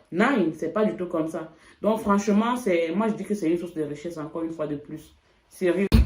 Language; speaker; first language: French; native; French